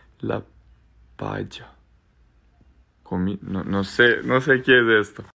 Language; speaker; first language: Spanish; non-native, learner; Serbian